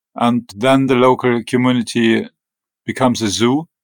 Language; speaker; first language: English; non-native, fluent; German